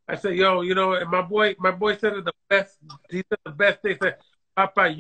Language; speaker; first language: English; native; English